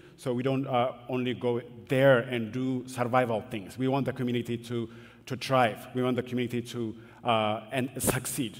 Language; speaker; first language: English; non-native, fluent; Amharic